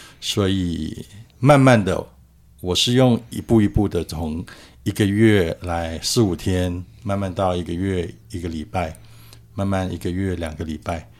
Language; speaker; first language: Chinese; native; Chinese